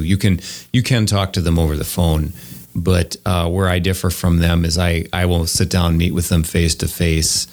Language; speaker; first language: English; native; English